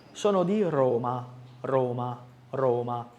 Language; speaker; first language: Italian; non-native, fluent; Portuguese